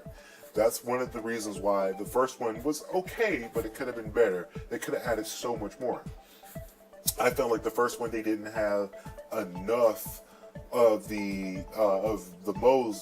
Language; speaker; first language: English; native; English